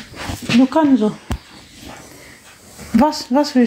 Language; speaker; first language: German; non-native, learner; Lingala